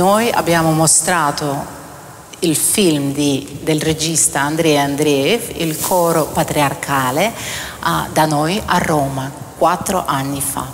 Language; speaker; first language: Italian; non-native, fluent; Russian